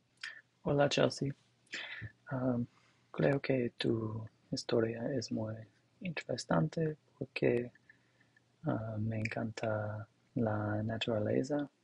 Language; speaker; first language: Spanish; non-native, learner; English